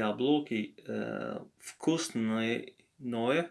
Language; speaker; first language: Russian; non-native, learner; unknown